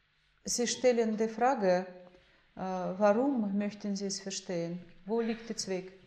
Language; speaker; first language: German; non-native, fluent; Russian